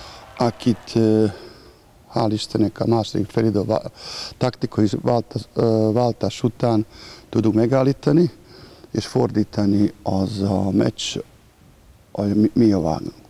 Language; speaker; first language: Hungarian; non-native, learner; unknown